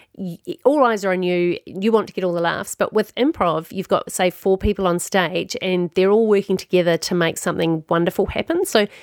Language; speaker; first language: English; native; English